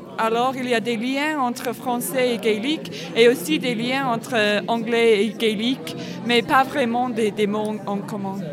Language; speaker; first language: French; non-native, fluent; English